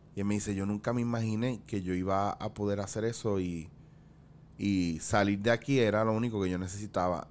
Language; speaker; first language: Spanish; native; Spanish